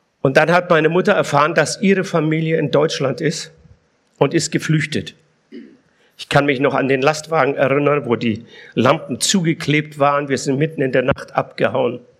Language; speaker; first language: German; early bilingual, other home language; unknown